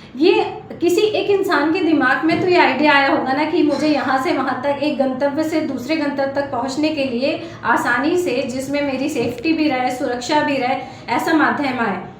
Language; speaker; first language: Hindi; non-native, local second language; Gujarati